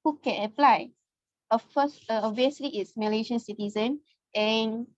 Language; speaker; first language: English; non-native, local second language; Malay